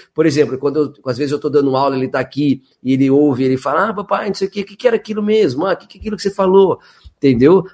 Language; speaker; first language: Portuguese; native; Portuguese